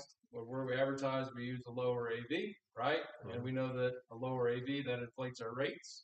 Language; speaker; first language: English; native; English